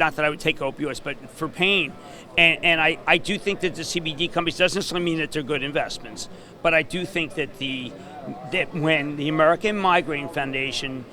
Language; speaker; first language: English; native; English